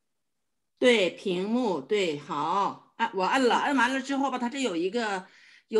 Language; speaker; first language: Chinese; native; Chinese